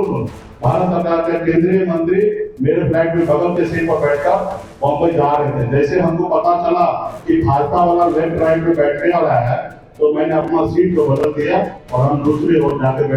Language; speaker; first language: Hindi; native; Hindi